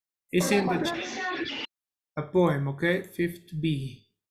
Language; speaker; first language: English; non-native, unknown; Spanish